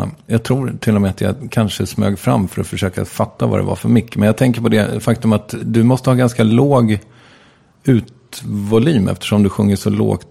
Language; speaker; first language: Swedish; native; Swedish